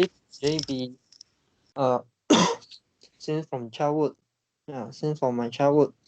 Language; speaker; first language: English; non-native, learner; Chinese